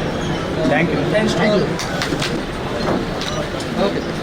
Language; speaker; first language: Hindi; non-native, local second language; Odia